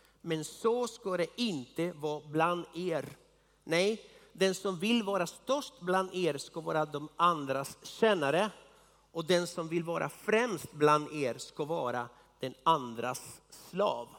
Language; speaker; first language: Swedish; non-native, fluent; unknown